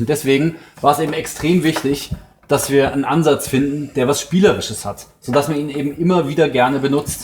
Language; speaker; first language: German; native; German